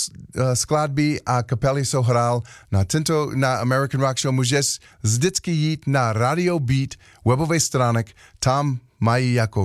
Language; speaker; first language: Czech; non-native, learner; English